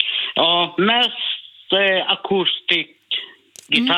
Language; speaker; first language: Swedish; non-native, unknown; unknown